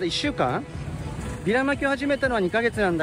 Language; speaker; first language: Japanese; native; Japanese